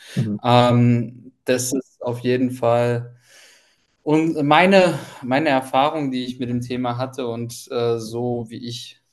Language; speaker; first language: German; early bilingual, other home language; Ukrainian